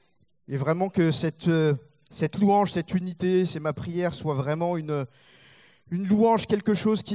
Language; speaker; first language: French; native; French